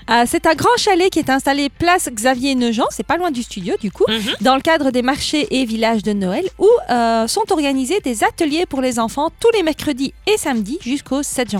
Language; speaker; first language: French; native; French